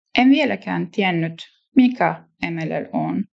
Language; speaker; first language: Finnish; non-native, learner; Turkish